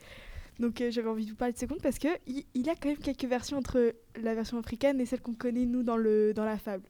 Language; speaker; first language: French; native; French